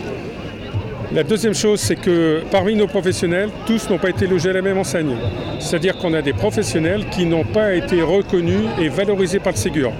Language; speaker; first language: French; native; French